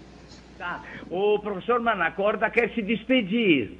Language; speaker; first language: Portuguese; non-native, fluent; Italian